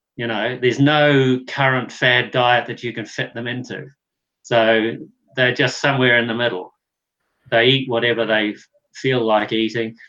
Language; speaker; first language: English; native; English